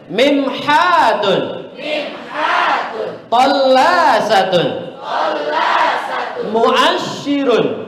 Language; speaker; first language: Arabic; non-native, fluent; Indonesian